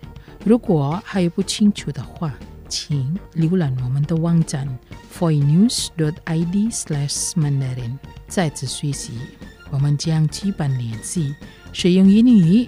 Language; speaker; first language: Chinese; non-native, fluent; Indonesian